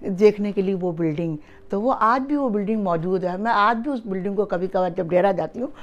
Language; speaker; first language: Urdu; early bilingual, heritage; Urdu